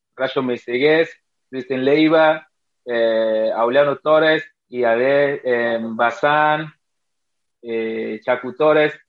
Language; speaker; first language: Spanish; non-native, fluent; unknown